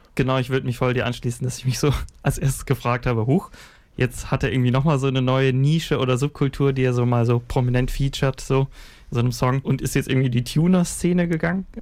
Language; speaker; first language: German; native; German